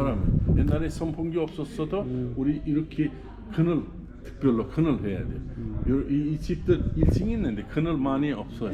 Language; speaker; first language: Korean; non-native, learner; Uzbek